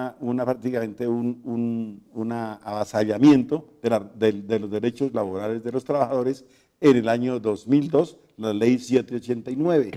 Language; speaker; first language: Spanish; native; Spanish